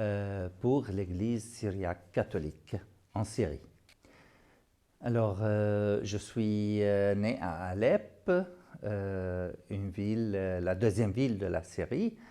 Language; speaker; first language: French; non-native, fluent; Arabic